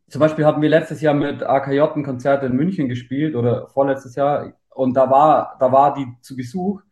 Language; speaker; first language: German; native; German